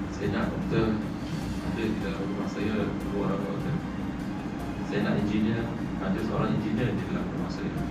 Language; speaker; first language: Malay; native; Malay